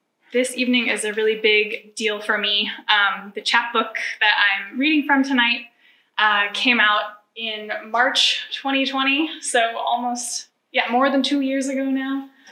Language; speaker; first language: English; native; English